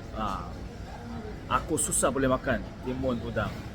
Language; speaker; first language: Malay; non-native, learner; Korean